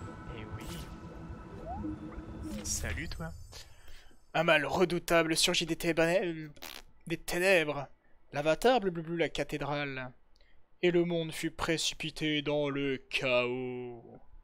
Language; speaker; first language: French; native; French